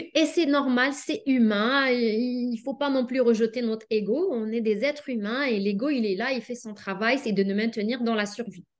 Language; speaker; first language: French; non-native, local second language; Arabic